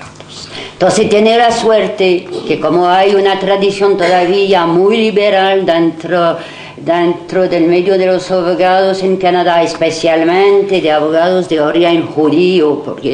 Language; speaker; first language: Spanish; non-native, fluent; French